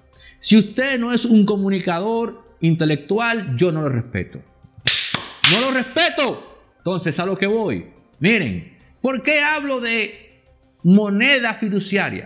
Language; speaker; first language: Spanish; native; Spanish